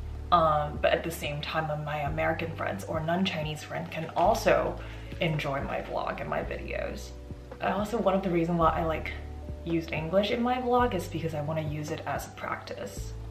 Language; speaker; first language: English; non-native, fluent; Chinese